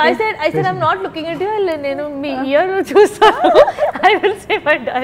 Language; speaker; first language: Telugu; non-native, learner; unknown